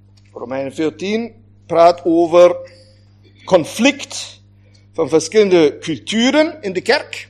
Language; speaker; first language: Dutch; non-native, fluent; German